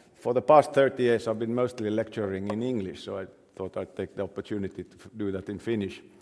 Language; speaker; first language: English; non-native, fluent; Finnish